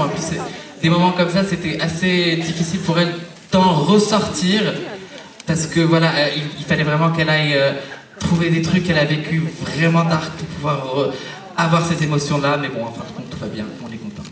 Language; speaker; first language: French; native; French